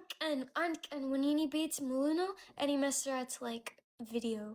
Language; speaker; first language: Amharic; early bilingual, heritage; English